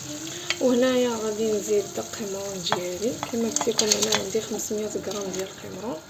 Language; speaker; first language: Arabic; native; Arabic